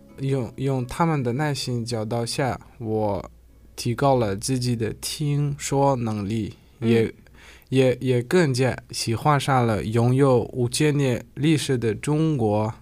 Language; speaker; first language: Chinese; non-native, learner; Uzbek